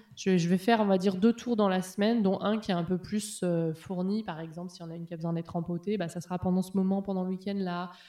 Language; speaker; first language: French; native; French